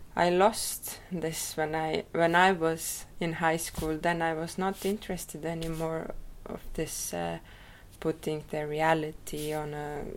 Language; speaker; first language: English; non-native, fluent; Estonian